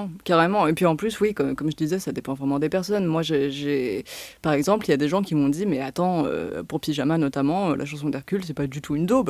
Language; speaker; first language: French; native; French